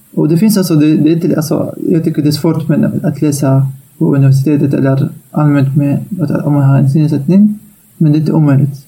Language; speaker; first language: Swedish; non-native, fluent; Arabic